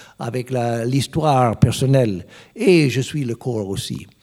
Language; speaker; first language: French; non-native, learner; English